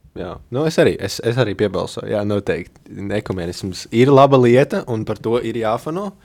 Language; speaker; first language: Latvian; native; Latvian